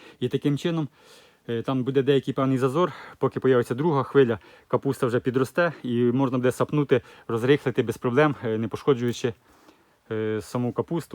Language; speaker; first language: Ukrainian; native; Ukrainian